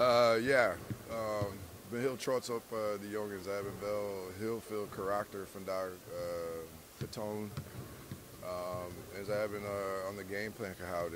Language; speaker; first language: Dutch; non-native, fluent; English